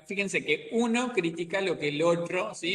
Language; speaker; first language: Spanish; native; Spanish